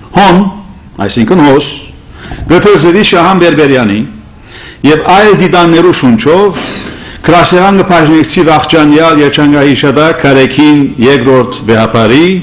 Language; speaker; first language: Armenian; native; Armenian